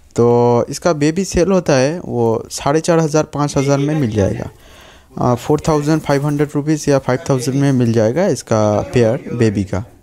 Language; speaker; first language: Hindi; non-native, local second language; Bangla